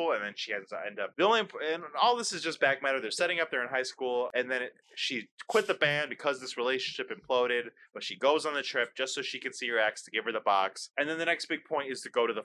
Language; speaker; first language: English; native; English